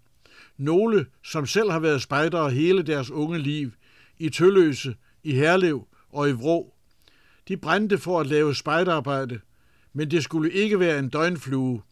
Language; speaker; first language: Danish; native; Danish